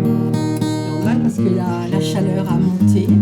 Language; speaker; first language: French; native; French